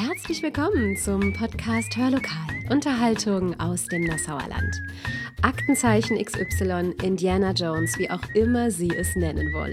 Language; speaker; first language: German; native; German